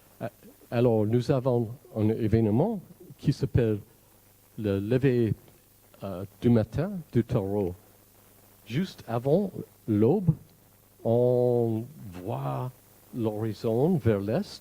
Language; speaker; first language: French; non-native, fluent; English